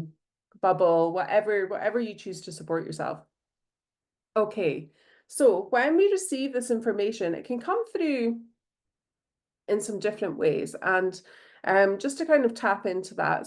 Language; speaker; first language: English; native; English